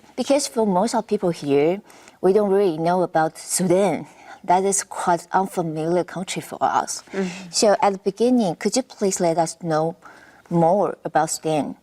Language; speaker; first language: English; non-native, fluent; Chinese